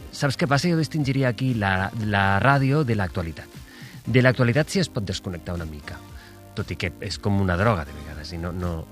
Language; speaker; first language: Catalan; native; Catalan